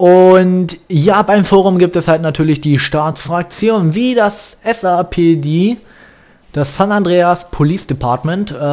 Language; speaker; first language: German; native; German